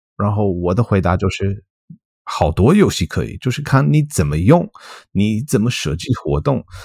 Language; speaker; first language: Chinese; non-native, fluent; English